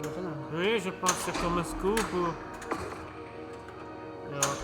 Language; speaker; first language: French; non-native, local second language; German